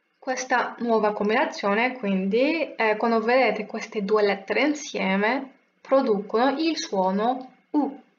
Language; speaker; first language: Italian; non-native, fluent; French